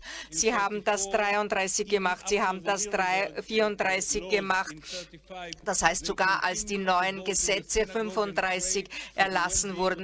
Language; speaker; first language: German; non-native, fluent; Hebrew